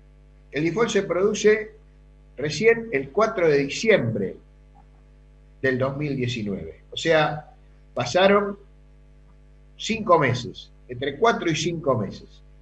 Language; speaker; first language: Spanish; native; Spanish